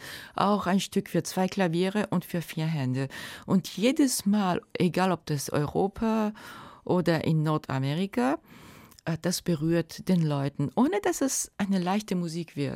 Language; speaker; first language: German; non-native, fluent; Japanese